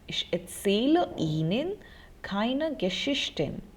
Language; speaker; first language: German; non-native, fluent; Hindi